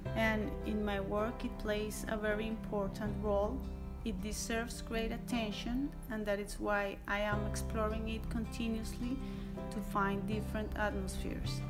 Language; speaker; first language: English; non-native, fluent; Spanish